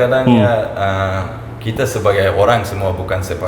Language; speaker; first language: Indonesian; non-native, fluent; Uzbek